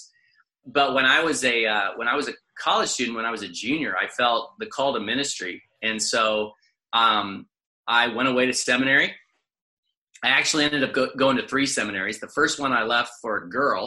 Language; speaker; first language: English; native; English